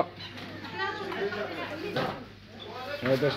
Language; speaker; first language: Arabic; native; Arabic